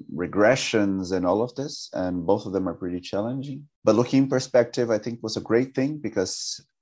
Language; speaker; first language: English; non-native, fluent; Portuguese